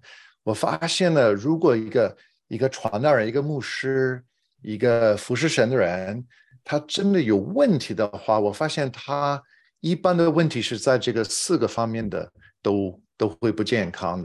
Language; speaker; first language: Chinese; non-native, fluent; English